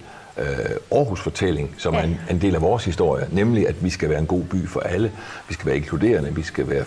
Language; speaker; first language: Danish; native; Danish